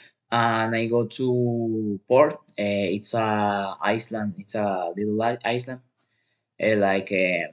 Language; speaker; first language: English; non-native, learner; Spanish